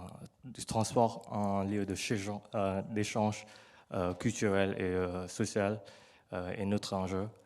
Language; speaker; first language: French; non-native, learner; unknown